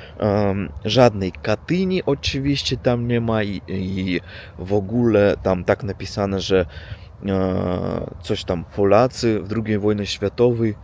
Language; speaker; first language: Polish; non-native, learner; Russian